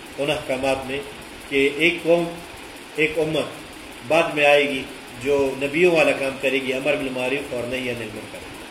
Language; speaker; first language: Urdu; native; Urdu